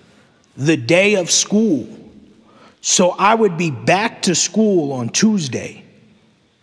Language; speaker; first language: English; native; English